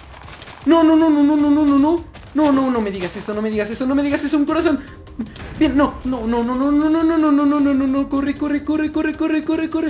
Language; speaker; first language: Spanish; native; Spanish